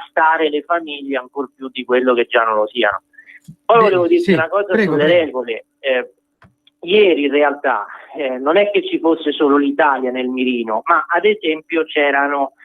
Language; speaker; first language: Italian; native; Italian